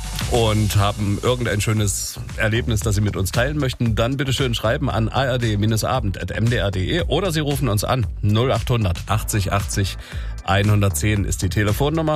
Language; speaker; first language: German; native; German